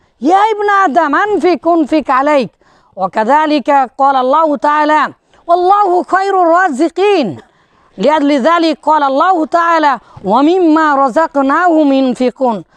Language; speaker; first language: Arabic; non-native, fluent; Bangla